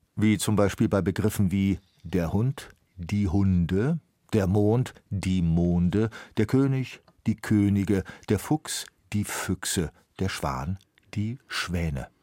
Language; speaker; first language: German; native; German